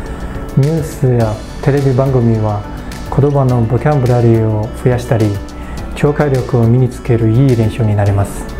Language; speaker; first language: Japanese; non-native, fluent; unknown